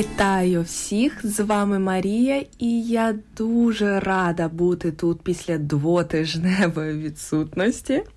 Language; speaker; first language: Ukrainian; native; Ukrainian